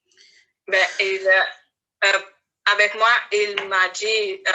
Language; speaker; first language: French; non-native, learner; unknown